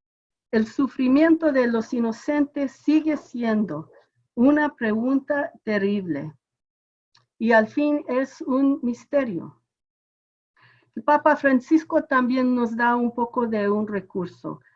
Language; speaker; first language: Spanish; non-native, fluent; English